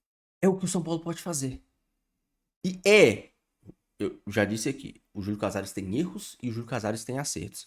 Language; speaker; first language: Portuguese; native; Portuguese